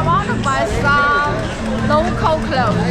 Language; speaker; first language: English; non-native, learner; Chinese